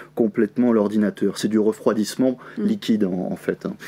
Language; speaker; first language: French; native; French